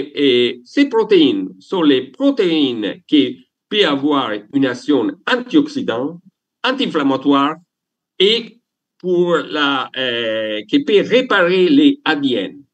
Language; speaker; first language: French; non-native, learner; Italian